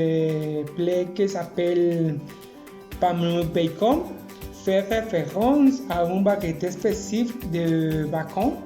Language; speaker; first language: French; non-native, learner; Spanish